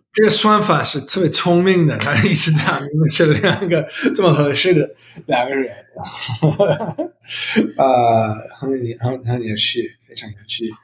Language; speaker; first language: Chinese; non-native, learner; English